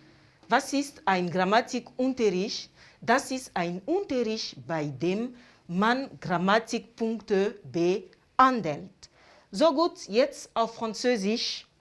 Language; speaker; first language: German; non-native, fluent; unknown